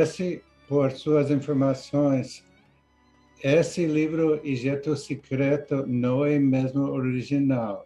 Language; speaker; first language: Portuguese; non-native, learner; English